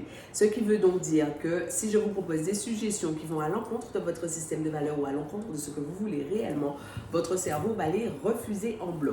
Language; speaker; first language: French; native; French